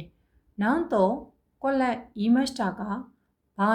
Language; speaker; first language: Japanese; non-native, fluent; Burmese